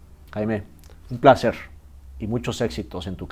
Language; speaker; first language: Spanish; native; Spanish